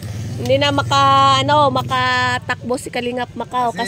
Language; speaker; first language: Filipino; non-native, local second language; Cebuano